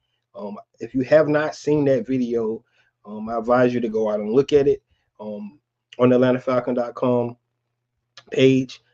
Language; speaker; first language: English; native; English